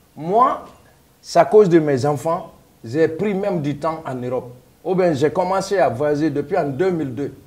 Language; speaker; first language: French; non-native, local second language; Mandingo